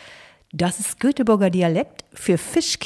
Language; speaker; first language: German; native; German